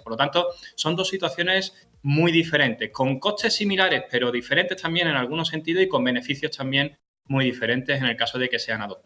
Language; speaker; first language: Spanish; native; Spanish